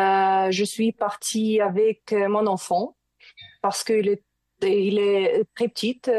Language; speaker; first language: French; non-native, learner; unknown